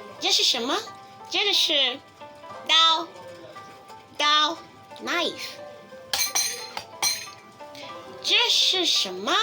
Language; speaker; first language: Chinese; non-native, learner; English